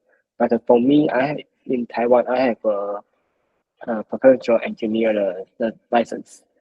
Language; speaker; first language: English; non-native, learner; Chinese